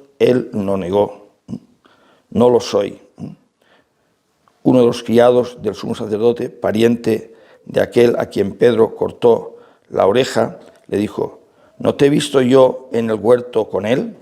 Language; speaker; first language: Spanish; native; Spanish